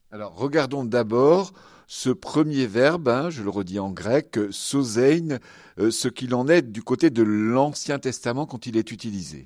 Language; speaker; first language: French; native; French